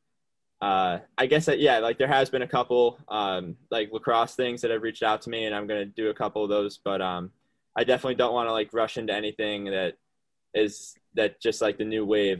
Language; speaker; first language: English; native; English